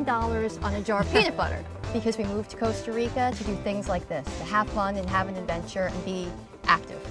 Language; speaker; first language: English; native; English